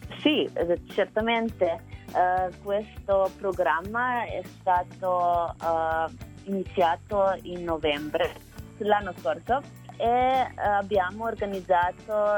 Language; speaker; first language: Italian; non-native, learner; Slovenian